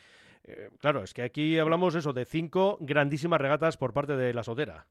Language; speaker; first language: Spanish; native; Spanish